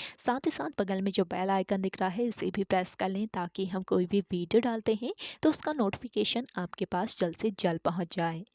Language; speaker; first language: Hindi; native; Hindi